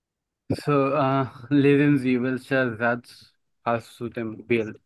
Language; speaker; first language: German; non-native, learner; Bangla